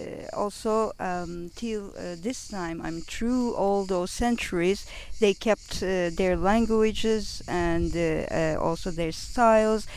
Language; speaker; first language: English; non-native, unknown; Turkish